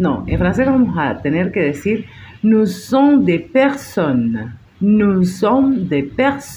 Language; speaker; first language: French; non-native, fluent; Spanish